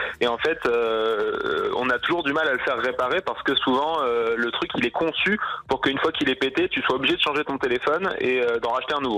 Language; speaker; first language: French; native; French